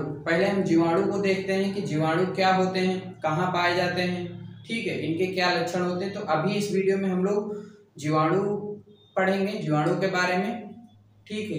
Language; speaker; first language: Hindi; native; Hindi